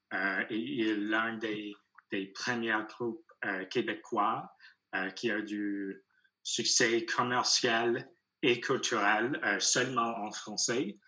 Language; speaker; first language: French; non-native, learner; English